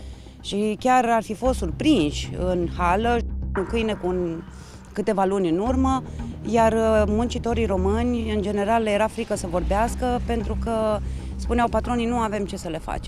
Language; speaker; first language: Romanian; native; Romanian